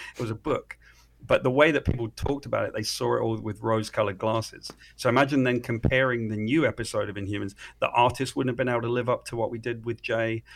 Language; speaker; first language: English; native; English